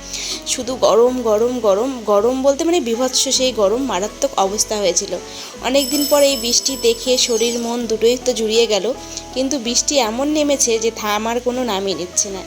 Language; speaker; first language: Bangla; native; Bangla